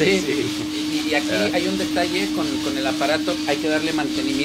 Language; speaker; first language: Spanish; native; Spanish